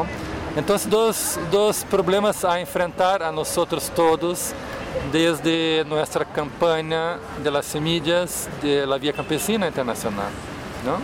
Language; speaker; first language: Spanish; non-native, fluent; Portuguese